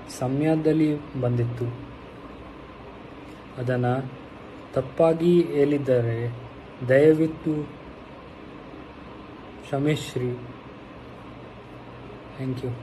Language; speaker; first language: Kannada; non-native, learner; Hindi